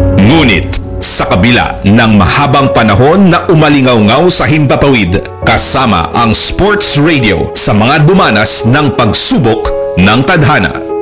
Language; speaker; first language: Filipino; native; Filipino